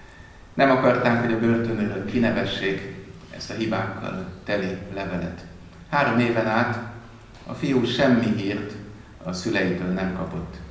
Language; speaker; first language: Hungarian; native; Hungarian